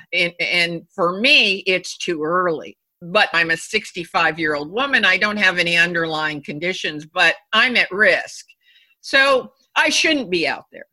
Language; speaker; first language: English; non-native, fluent; Japanese